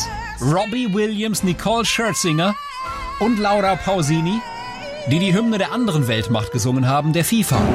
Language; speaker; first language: German; native; German